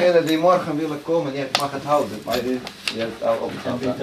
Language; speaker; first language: Dutch; non-native, fluent; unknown